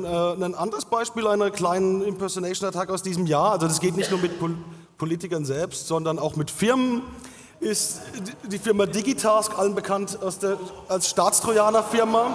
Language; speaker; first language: German; native; German